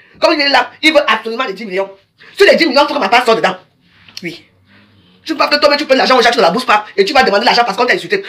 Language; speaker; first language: French; native; French